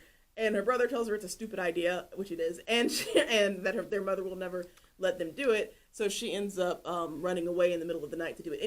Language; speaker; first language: English; native; English